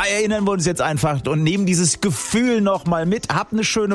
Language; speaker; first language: German; native; German